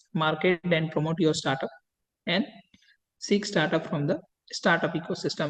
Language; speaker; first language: English; non-native, local second language; Gujarati